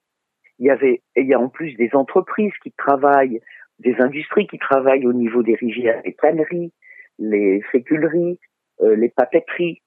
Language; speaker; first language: French; native; French